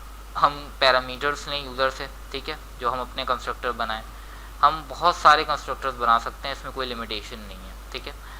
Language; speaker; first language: Hindi; native; Hindi